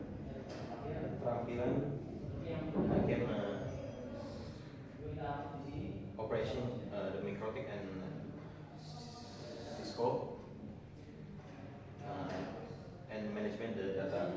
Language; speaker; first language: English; non-native, learner; Indonesian